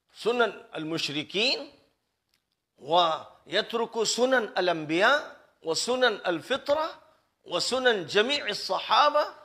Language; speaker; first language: Arabic; non-native, fluent; Urdu